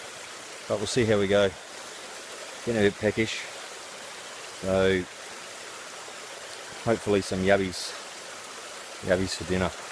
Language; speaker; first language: English; native; English